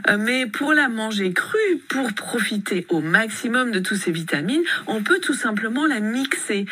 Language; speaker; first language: French; native; French